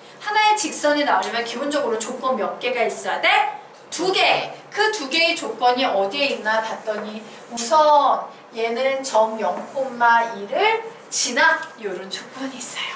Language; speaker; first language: Korean; native; Korean